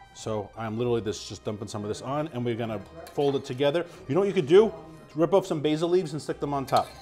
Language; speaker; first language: English; native; English